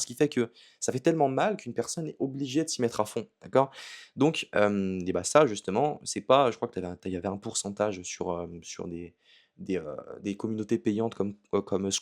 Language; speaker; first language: French; native; French